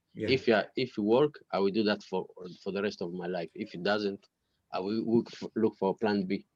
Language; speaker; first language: English; non-native, fluent; Italian